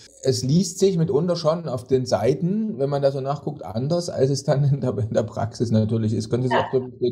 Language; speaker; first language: German; native; German